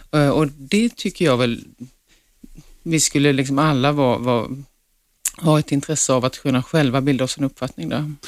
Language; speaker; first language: Swedish; native; Swedish